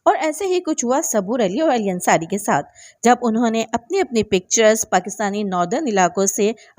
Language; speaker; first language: Urdu; native; Urdu